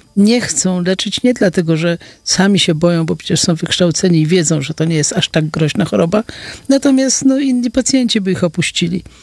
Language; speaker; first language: Polish; native; Polish